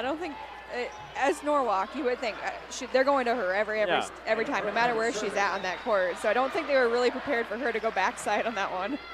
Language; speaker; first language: English; native; English